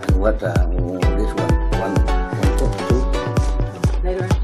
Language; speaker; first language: English; non-native, learner; Vietnamese